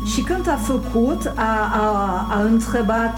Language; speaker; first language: Romanian; non-native, learner; French